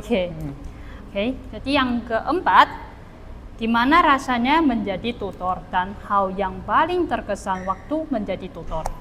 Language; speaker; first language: Indonesian; non-native, fluent; Chinese